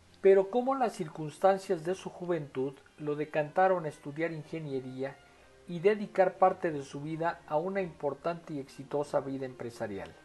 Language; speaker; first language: Spanish; native; Spanish